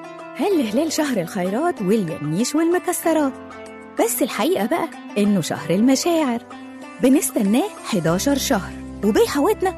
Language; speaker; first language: Arabic; native; Arabic